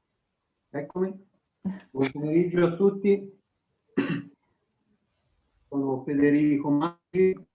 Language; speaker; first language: Italian; native; Italian